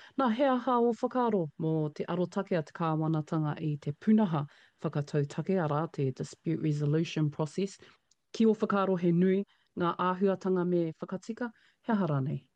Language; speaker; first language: Māori; non-native, local second language; English